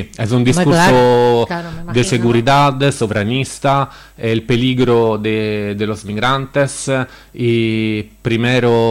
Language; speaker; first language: Spanish; non-native, learner; Italian